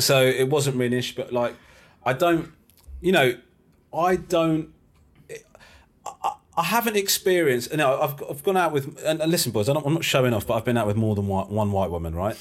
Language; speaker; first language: English; native; English